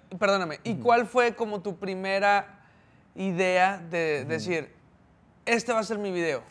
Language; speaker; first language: Spanish; native; Spanish